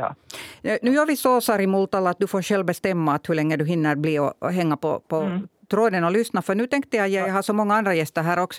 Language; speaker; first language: Swedish; native; Swedish